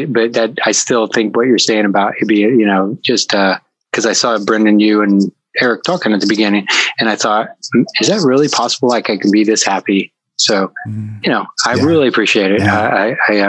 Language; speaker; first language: English; native; English